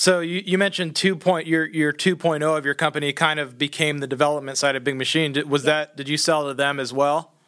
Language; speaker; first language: English; native; English